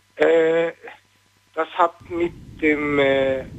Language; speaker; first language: German; non-native, learner; Swedish